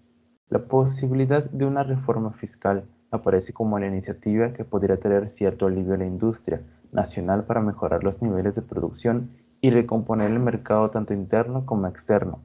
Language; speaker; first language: Spanish; native; Spanish